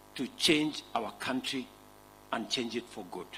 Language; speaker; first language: English; non-native, local second language; Kalenjin